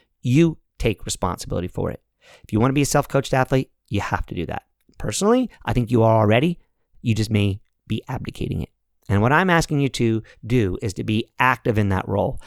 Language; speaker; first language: English; native; English